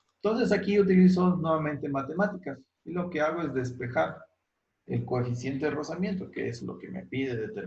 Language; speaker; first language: Spanish; native; Spanish